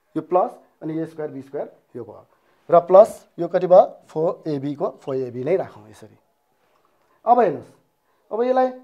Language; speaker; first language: Nepali; non-native, local second language; Newari